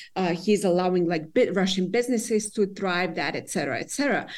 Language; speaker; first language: English; non-native, fluent; Serbian